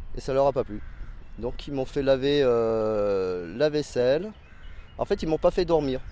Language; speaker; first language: French; native; French